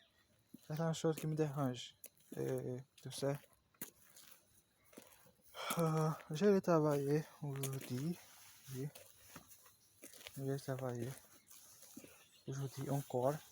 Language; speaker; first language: French; non-native, learner; Portuguese